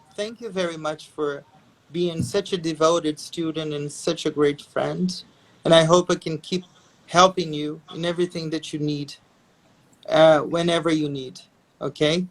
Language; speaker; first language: English; non-native, fluent; Portuguese